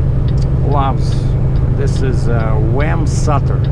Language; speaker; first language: English; non-native, fluent; Russian